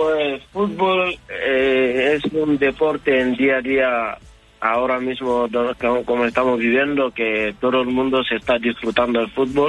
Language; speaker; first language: Spanish; non-native, fluent; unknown